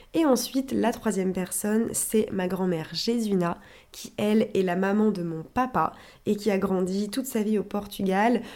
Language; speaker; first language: French; native; French